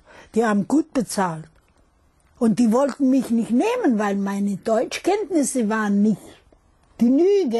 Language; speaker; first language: German; non-native, fluent; Russian